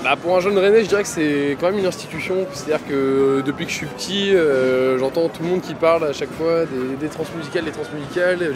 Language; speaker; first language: French; native; French